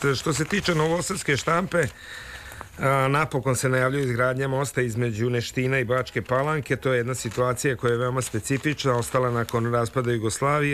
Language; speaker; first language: Serbian; native; Serbian